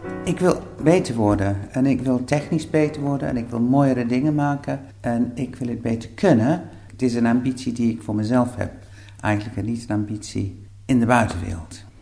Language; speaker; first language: Dutch; non-native, fluent; English